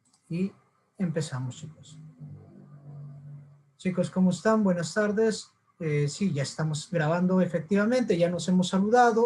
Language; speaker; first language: Spanish; native; Spanish